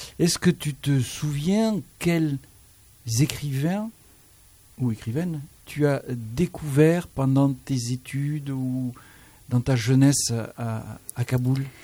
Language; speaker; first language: French; native; French